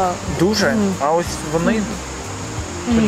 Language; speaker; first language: Ukrainian; non-native, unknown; English